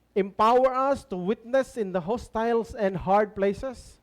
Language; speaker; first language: English; non-native, local second language; Filipino